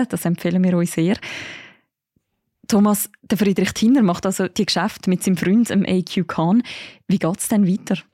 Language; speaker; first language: German; native; German